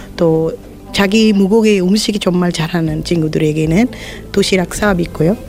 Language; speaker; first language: Korean; non-native, fluent; Sinhala